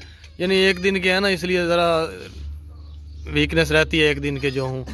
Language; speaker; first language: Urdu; non-native, local second language; Punjabi